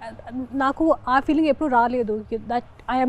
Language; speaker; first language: Telugu; non-native, fluent; Hindi